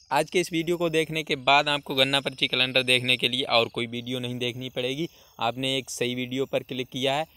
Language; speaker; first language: Hindi; native; Hindi